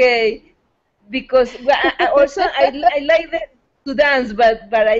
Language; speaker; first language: English; non-native, fluent; Spanish